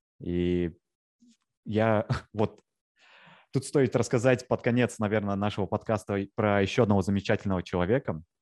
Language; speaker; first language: Russian; native; Russian